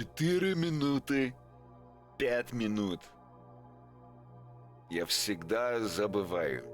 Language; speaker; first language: Russian; non-native, learner; English